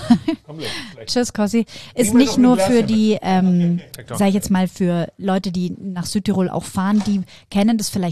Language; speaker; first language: German; native; German